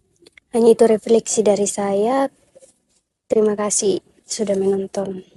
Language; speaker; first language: Indonesian; native; Indonesian